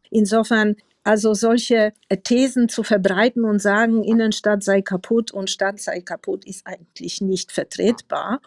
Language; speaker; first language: German; non-native, fluent; Polish